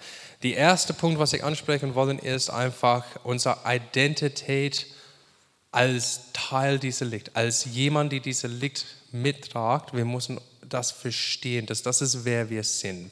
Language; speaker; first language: German; non-native, fluent; English